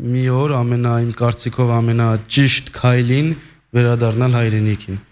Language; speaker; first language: Armenian; early bilingual, heritage; Armenian